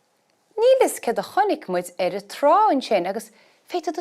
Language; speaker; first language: Irish; native; Irish